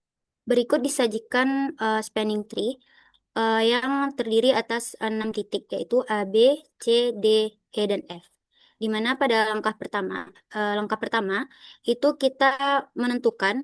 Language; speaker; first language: Indonesian; native; Indonesian